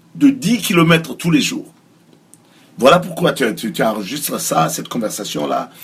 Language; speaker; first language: French; non-native, local second language; Mossi